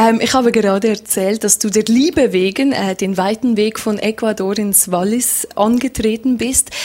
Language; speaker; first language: German; native; German